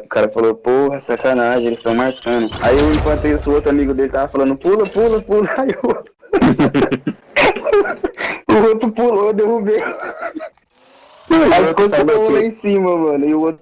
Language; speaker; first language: Portuguese; native; Portuguese